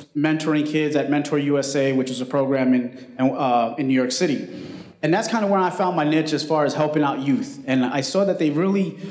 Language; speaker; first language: English; early bilingual, other home language; Spanish